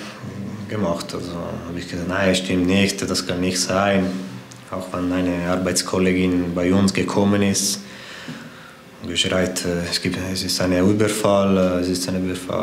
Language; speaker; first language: German; non-native, fluent; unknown